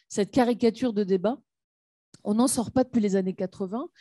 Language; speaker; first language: French; native; French